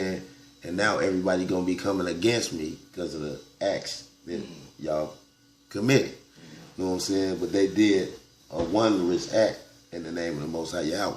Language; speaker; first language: English; native; English